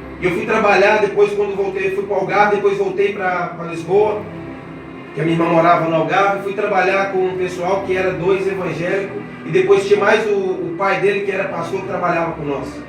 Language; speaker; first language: Portuguese; native; Portuguese